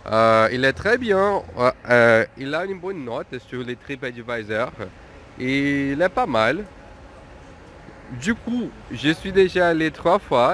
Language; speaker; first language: French; non-native, fluent; Portuguese